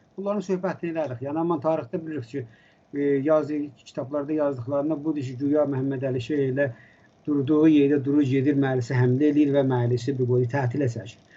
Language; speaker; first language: Azerbaijani; native; Azerbaijani